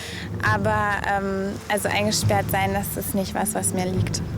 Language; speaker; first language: German; native; German